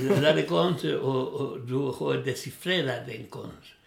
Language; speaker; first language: Swedish; non-native, learner; Spanish